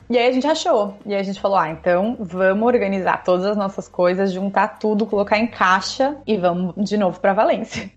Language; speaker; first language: Portuguese; native; Portuguese